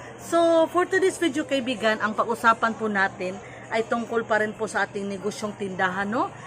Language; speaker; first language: Filipino; non-native, local second language; Cebuano